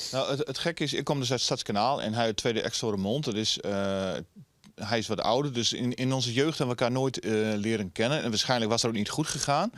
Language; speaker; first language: Dutch; native; Dutch